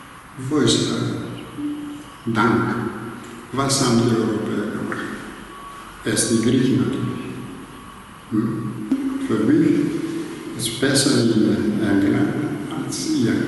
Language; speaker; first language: German; non-native, learner; Greek